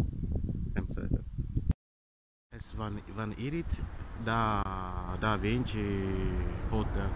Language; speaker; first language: Hungarian; non-native, learner; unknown